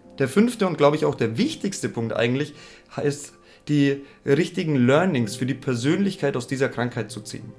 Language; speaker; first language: German; native; German